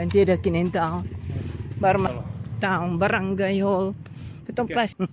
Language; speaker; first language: Finnish; non-native, learner; Filipino